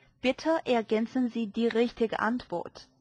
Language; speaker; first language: German; non-native, fluent; Chinese